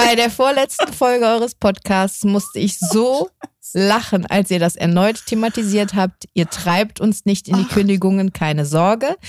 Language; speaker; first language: German; native; German